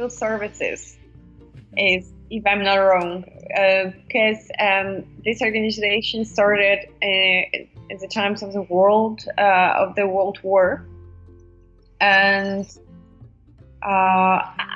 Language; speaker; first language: English; non-native, fluent; Russian